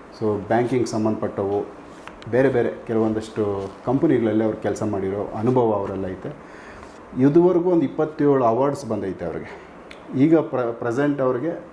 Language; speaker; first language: Kannada; native; Kannada